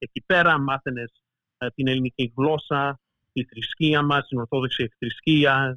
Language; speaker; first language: Greek; early bilingual, heritage; Greek